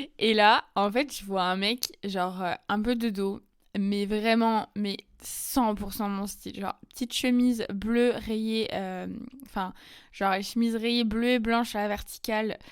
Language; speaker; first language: French; native; French